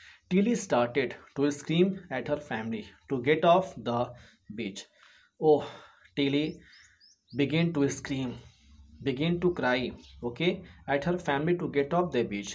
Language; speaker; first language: English; non-native, local second language; Hindi